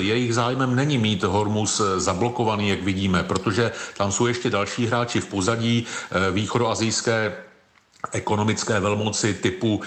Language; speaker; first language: Czech; native; Czech